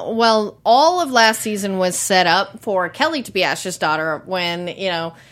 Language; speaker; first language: English; native; English